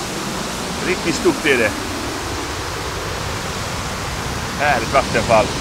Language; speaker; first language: Swedish; native; Swedish